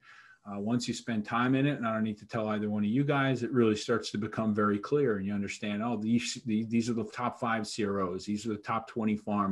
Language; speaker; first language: English; native; English